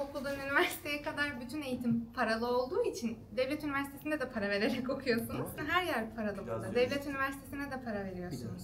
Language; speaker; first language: Turkish; native; Turkish